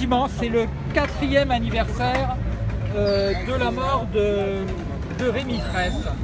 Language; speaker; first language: French; native; French